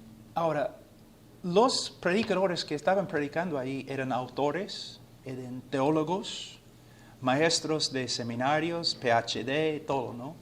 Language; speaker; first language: Spanish; non-native, fluent; English